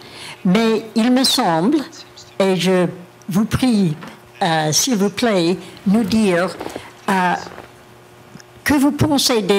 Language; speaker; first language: French; non-native, learner; English